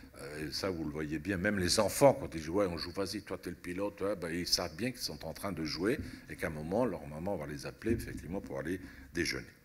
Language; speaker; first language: French; early bilingual, other home language; Italian